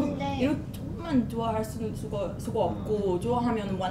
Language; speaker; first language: Korean; non-native, fluent; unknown